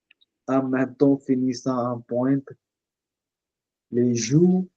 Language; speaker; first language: French; non-native, fluent; Punjabi